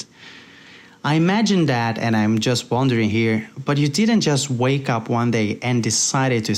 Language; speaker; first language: English; non-native, fluent; Portuguese